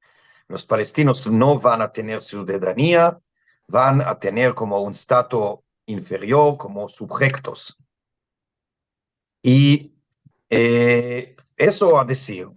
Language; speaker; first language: Spanish; non-native, fluent; Hebrew